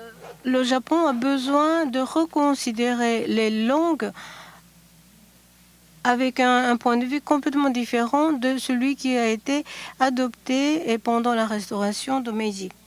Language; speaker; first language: French; non-native, fluent; Japanese